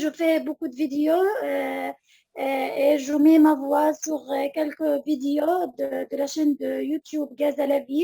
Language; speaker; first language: French; non-native, fluent; Arabic